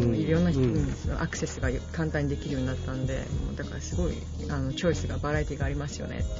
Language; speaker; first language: Japanese; native; Japanese